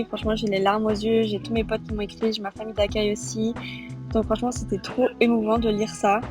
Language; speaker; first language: French; native; French